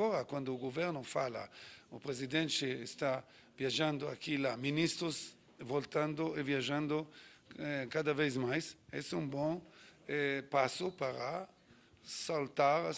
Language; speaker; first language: Portuguese; non-native, fluent; Hebrew